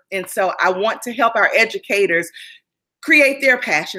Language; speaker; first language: English; native; English